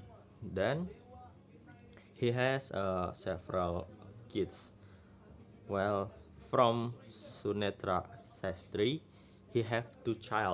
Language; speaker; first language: English; non-native, learner; Indonesian